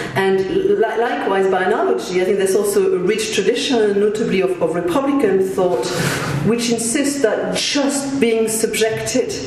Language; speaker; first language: English; non-native, fluent; French